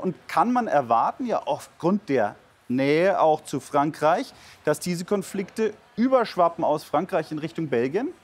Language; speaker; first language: German; native; German